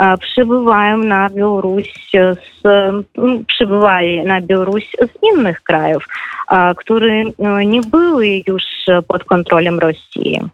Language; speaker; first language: Polish; non-native, fluent; Russian